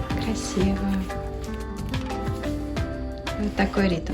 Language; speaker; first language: Russian; early bilingual, heritage; Russian